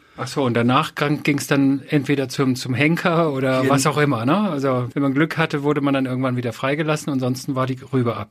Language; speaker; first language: German; native; German